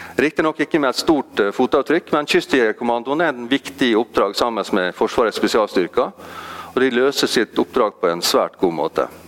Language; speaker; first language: Norwegian; native; Norwegian